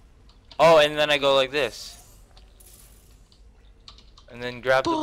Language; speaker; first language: English; native; English